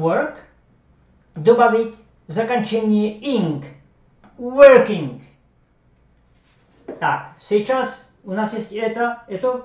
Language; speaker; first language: Russian; non-native, fluent; Slovak